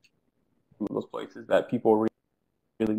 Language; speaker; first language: English; native; English